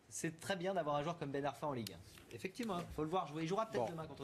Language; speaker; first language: French; native; French